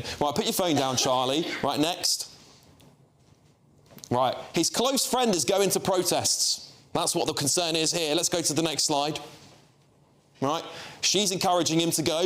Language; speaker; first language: English; native; English